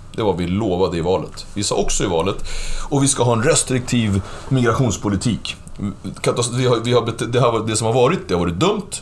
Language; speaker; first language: Swedish; native; Swedish